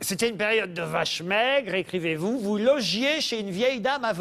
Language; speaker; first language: French; native; French